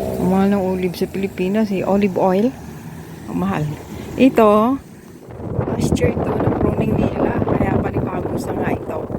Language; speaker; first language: Filipino; non-native, local second language; Cebuano